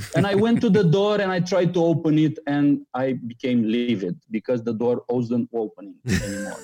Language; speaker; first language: English; non-native, fluent; Romanian